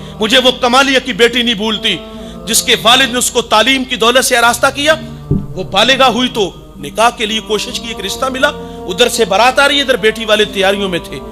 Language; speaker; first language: Urdu; non-native, local second language; Punjabi